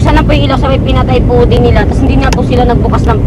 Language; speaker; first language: Filipino; native; Filipino